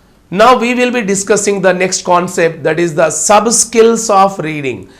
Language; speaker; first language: English; non-native, local second language; Telugu